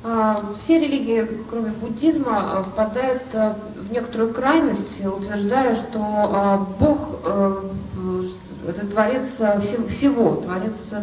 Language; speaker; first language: Russian; native; Russian